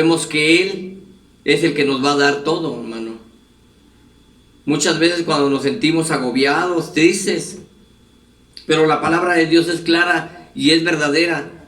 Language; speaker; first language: Spanish; native; Spanish